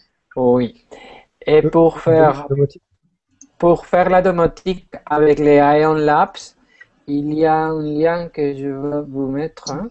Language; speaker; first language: French; non-native, fluent; Spanish